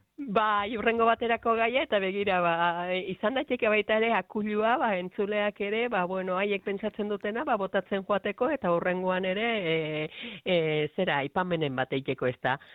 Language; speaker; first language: Basque; native; Basque